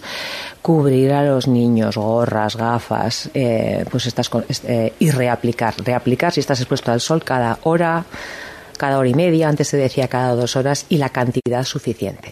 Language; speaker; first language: Spanish; native; Spanish